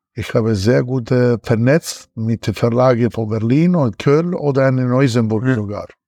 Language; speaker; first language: German; non-native, learner; Italian